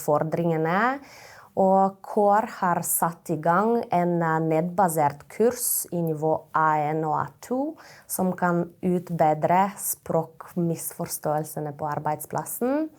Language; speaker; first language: Norwegian; non-native, fluent; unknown